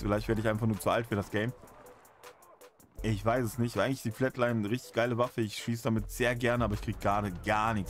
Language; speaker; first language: German; native; German